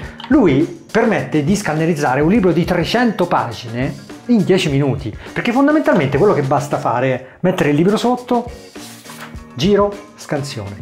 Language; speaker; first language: Italian; native; Italian